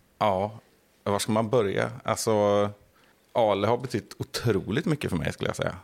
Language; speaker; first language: Swedish; native; Swedish